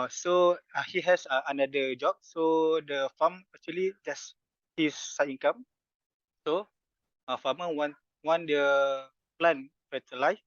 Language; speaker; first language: English; non-native, fluent; Malay